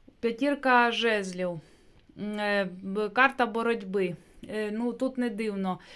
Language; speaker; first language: Ukrainian; non-native, local second language; Russian